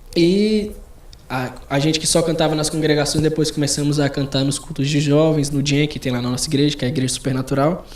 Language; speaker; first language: Portuguese; native; Portuguese